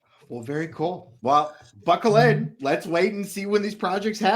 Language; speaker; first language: English; native; English